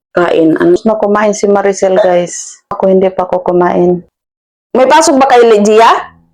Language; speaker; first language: Filipino; non-native, local second language; Cebuano